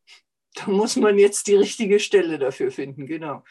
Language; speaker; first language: German; native; German